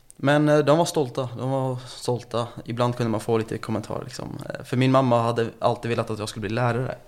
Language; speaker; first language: Swedish; early bilingual, other home language; Turkish